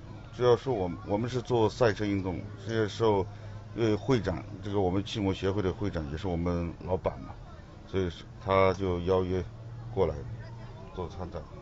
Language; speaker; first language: Chinese; native; Chinese